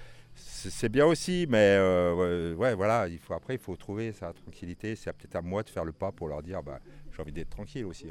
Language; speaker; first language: French; native; French